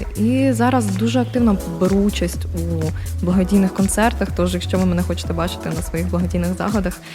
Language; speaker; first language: Ukrainian; native; Ukrainian